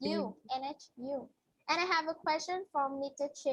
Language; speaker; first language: English; non-native, learner; Vietnamese